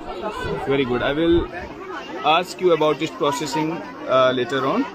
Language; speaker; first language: English; non-native, local second language; Hindi